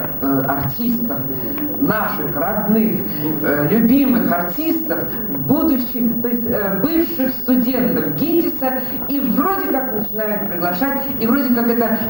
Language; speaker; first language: Russian; native; Russian